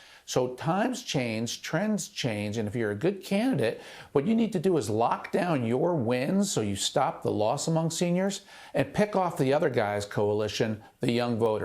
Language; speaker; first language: English; native; English